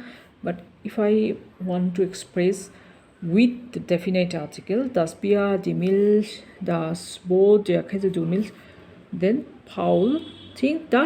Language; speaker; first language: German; non-native, learner; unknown